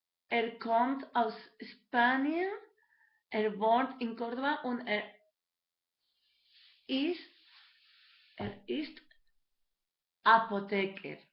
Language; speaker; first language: German; non-native, learner; Spanish